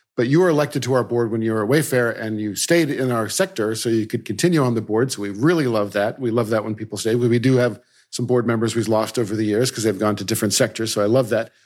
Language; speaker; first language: English; early bilingual, other home language; Dutch